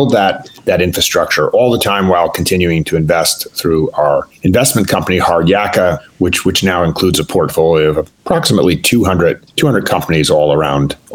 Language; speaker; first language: English; native; English